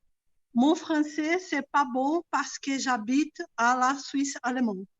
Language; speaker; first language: French; non-native, learner; Portuguese